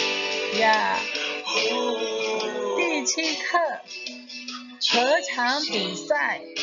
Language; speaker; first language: Chinese; non-native, fluent; Indonesian